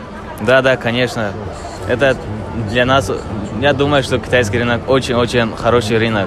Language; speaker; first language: Russian; non-native, learner; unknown